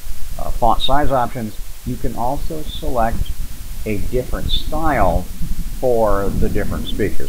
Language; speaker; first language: English; native; English